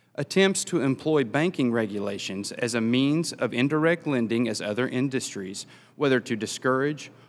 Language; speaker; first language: English; native; English